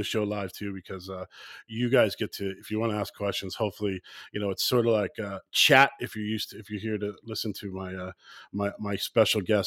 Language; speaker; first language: English; native; English